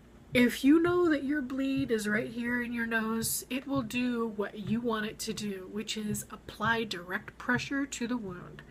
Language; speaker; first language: English; native; English